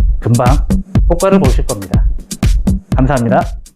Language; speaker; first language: Korean; native; Korean